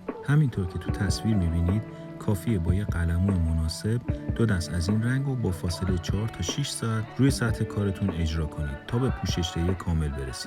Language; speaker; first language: Persian; native; Persian